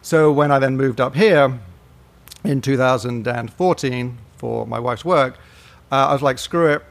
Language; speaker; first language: English; native; English